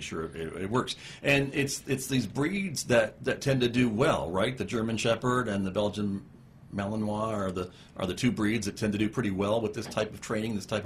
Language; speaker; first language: English; native; English